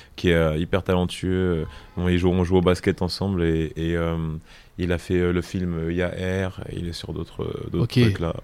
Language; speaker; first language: French; native; French